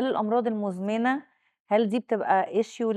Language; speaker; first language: Arabic; native; Arabic